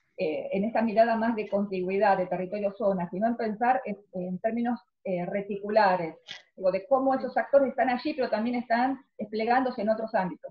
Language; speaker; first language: Spanish; native; Spanish